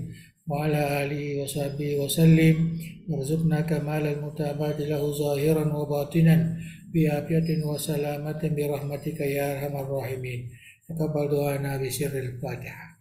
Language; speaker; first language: Arabic; non-native, fluent; Indonesian